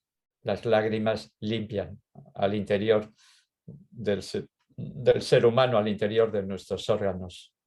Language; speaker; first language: Spanish; native; Spanish